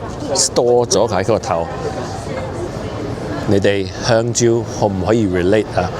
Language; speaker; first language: Cantonese; early bilingual, heritage; English